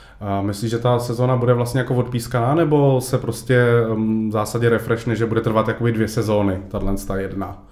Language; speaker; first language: Czech; native; Czech